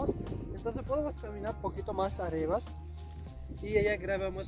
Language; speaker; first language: Spanish; non-native, learner; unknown